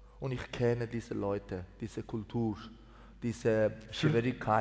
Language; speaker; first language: German; non-native, learner; Persian